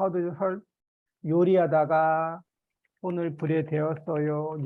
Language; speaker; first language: Korean; native; Korean